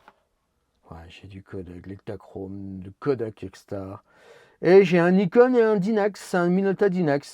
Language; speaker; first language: French; native; French